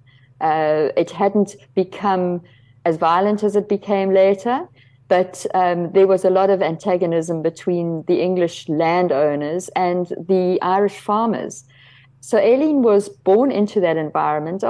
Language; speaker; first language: English; native; English